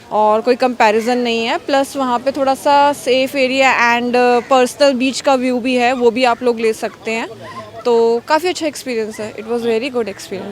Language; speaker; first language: Hindi; native; Hindi